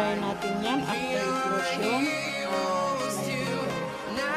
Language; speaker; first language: Filipino; non-native, local second language; Cebuano